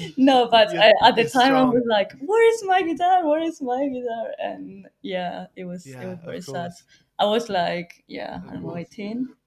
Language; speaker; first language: English; non-native, fluent; Spanish